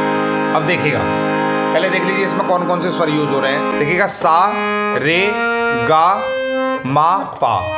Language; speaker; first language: Hindi; native; Hindi